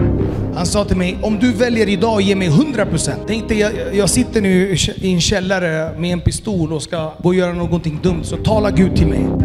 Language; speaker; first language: Swedish; early bilingual, other home language; Amharic